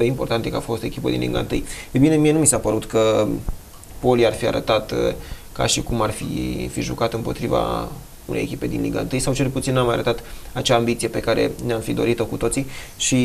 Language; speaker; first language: Romanian; native; Romanian